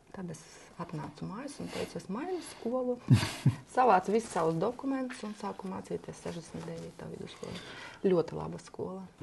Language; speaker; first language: Latvian; non-native, local second language; Russian